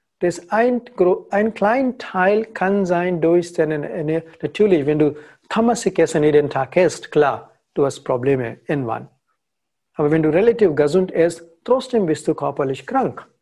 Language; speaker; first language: German; non-native, learner; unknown